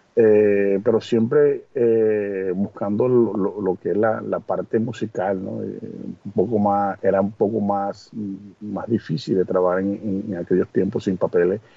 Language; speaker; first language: Spanish; native; Spanish